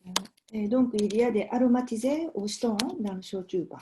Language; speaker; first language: French; non-native, learner; Japanese